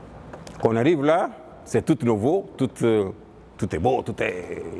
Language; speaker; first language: French; non-native, fluent; Portuguese